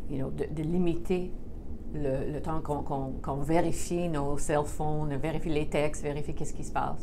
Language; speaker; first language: French; non-native, local second language; English